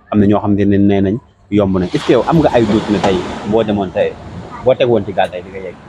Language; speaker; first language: Wolof; native; Wolof